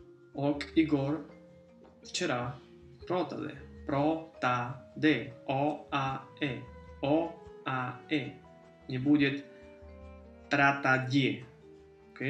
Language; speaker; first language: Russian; early bilingual, heritage; Russian